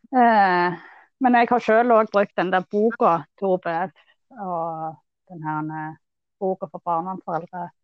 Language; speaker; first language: Norwegian; native; Norwegian